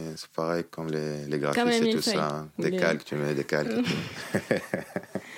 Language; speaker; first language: French; non-native, local second language; Arabic